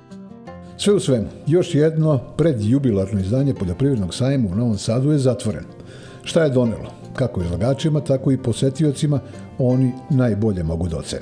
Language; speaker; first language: Serbian; native; Serbian